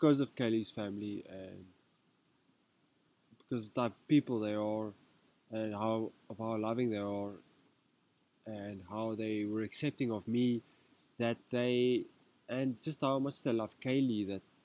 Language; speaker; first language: English; non-native, local second language; Afrikaans